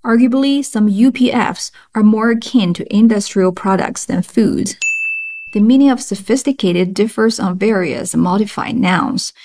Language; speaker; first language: English; non-native, fluent; Chinese